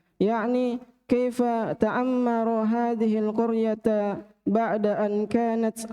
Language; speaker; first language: Arabic; non-native, learner; Indonesian